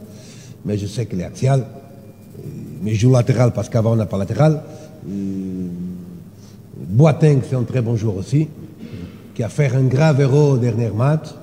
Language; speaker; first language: French; non-native, learner; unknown